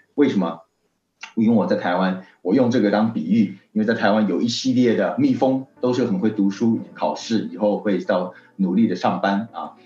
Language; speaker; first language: Chinese; native; Chinese